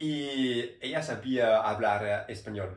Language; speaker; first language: Spanish; non-native, learner; German